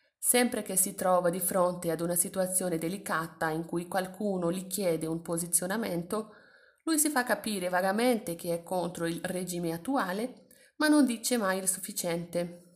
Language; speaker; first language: Italian; non-native, fluent; Portuguese